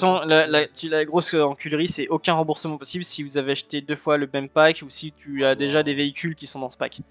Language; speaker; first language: French; native; French